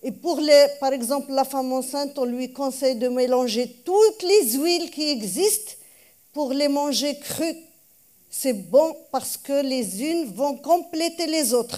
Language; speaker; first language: French; non-native, local second language; Arabic